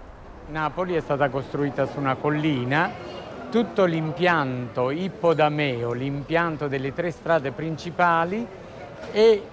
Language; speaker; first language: Italian; native; Italian